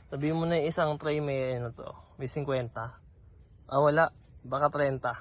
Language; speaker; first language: Filipino; native; Filipino